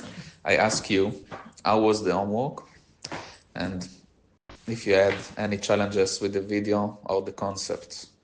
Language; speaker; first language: English; non-native, learner; Hebrew